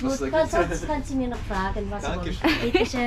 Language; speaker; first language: German; non-native, fluent; Vietnamese